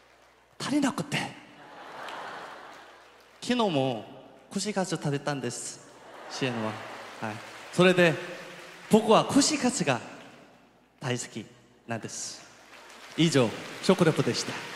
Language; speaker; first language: Japanese; non-native, fluent; Korean